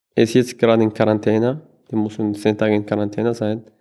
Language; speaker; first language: German; non-native, learner; Persian